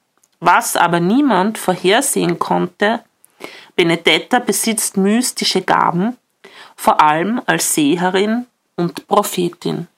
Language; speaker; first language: German; native; German